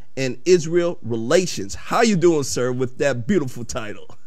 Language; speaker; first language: English; early bilingual, other home language; Akan